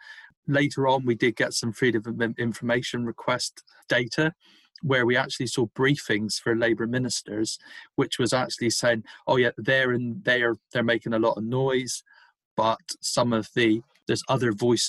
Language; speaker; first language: English; native; English